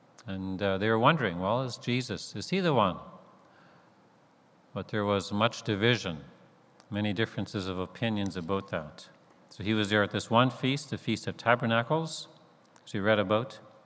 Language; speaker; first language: English; native; English